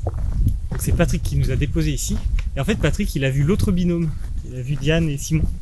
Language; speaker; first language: French; native; French